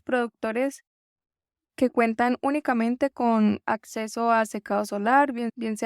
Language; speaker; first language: Spanish; native; Spanish